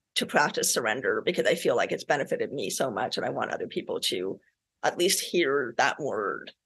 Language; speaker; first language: English; native; English